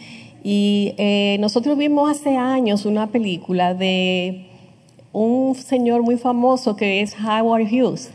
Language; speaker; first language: Spanish; native; Spanish